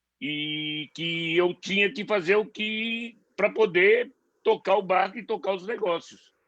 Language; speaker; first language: Portuguese; non-native, fluent; Hebrew